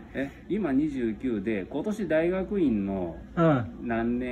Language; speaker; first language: Japanese; native; Japanese